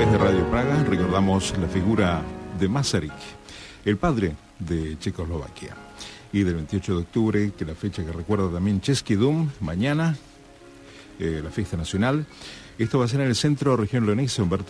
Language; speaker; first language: Spanish; native; Spanish